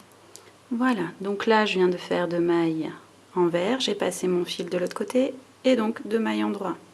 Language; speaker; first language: French; native; French